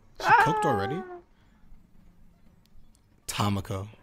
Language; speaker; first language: English; non-native, fluent; Indonesian